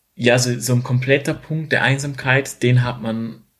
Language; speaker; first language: German; native; German